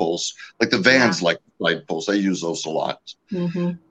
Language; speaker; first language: English; early bilingual, other home language; French